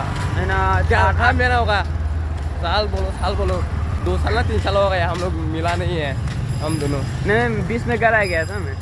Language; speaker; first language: Hindi; non-native, local second language; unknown